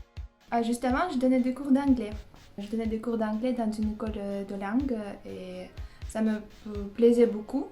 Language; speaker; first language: French; non-native, fluent; Russian